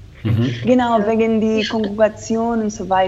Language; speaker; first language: German; non-native, fluent; Spanish